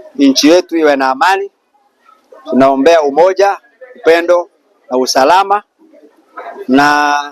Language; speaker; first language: Swahili; non-native, local second language; Somali